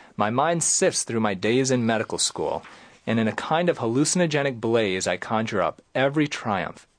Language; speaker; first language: English; native; English